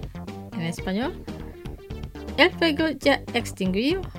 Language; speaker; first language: Spanish; non-native, fluent; Indonesian